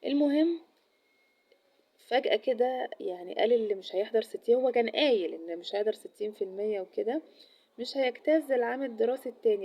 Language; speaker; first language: Arabic; native; Arabic